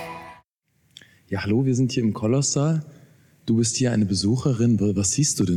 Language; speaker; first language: German; native; German